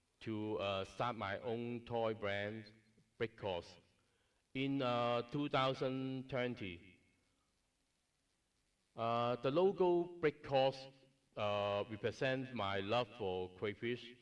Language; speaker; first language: English; non-native, learner; Cantonese